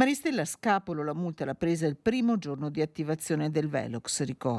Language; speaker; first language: Italian; native; Italian